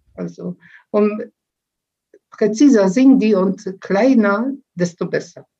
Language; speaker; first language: German; non-native, fluent; Polish